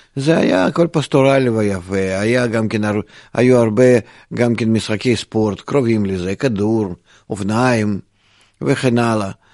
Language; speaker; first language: Hebrew; non-native, fluent; Russian